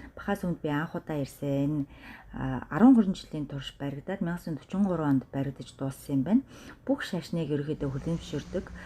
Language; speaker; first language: Mongolian; native; Mongolian